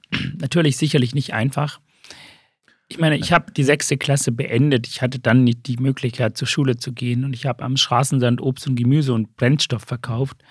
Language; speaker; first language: German; early bilingual, other home language; Sinhala